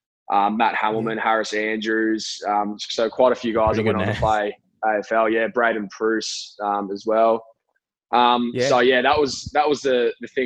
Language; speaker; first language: English; native; English